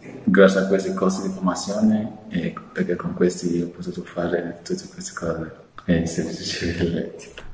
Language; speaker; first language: Italian; non-native, fluent; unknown